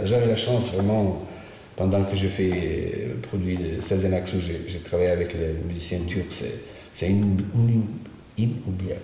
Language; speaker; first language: French; non-native, fluent; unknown